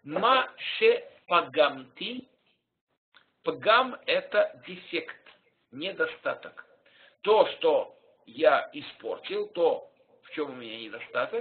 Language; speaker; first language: Russian; native; Russian